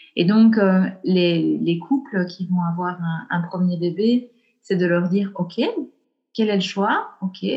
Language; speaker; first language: French; native; French